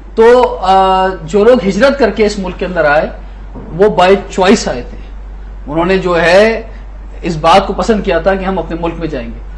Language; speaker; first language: Urdu; native; Urdu